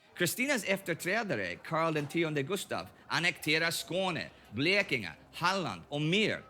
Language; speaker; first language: Swedish; non-native, fluent; English